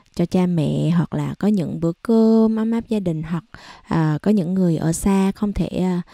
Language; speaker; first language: Vietnamese; native; Vietnamese